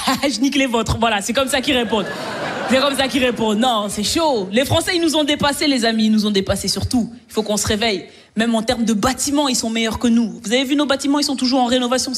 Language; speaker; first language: French; native; French